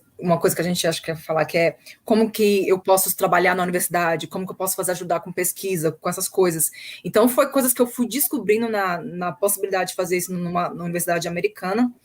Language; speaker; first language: Portuguese; native; Portuguese